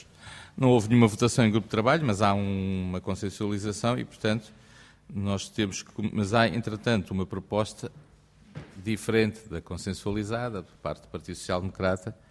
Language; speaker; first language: Portuguese; native; Portuguese